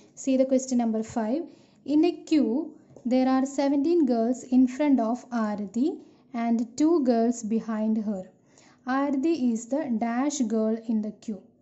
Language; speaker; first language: English; non-native, local second language; Malayalam